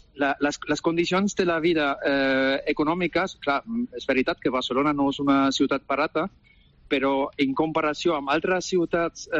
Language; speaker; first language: Catalan; non-native, fluent; German